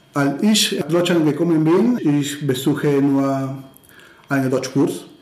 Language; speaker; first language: German; non-native, learner; Spanish